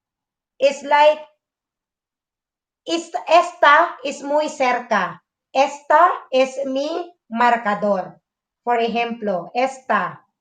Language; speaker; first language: Spanish; non-native, fluent; Filipino